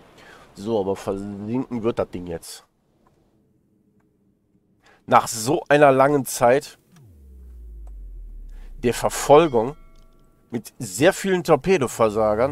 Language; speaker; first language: German; native; German